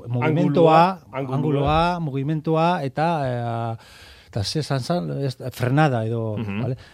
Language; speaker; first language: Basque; non-native, local second language; Spanish